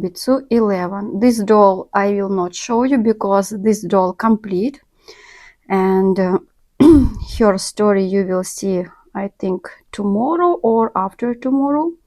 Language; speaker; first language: English; non-native, learner; Russian